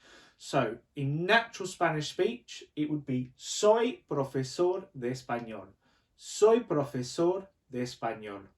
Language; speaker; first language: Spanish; non-native, fluent; English